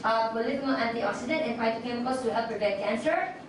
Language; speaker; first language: English; non-native, local second language; Filipino